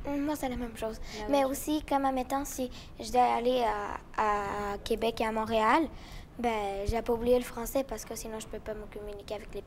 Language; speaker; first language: French; early bilingual, other home language; Spanish